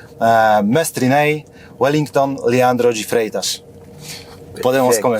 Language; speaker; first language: Portuguese; non-native, fluent; Polish